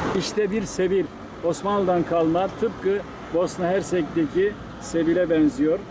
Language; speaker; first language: Turkish; native; Turkish